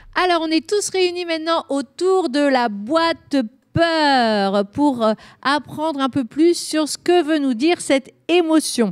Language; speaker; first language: French; native; French